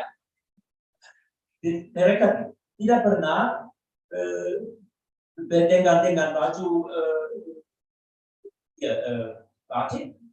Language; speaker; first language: Indonesian; non-native, learner; German